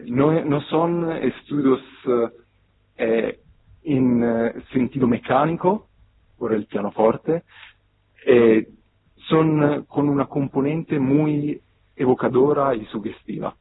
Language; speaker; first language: Spanish; non-native, fluent; Italian